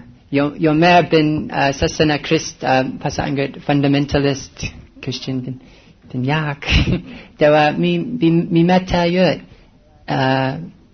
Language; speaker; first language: English; native; English